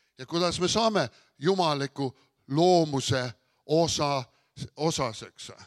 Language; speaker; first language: Estonian; early bilingual, heritage; Estonian